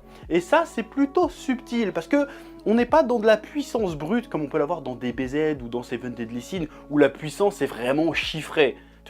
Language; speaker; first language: French; native; French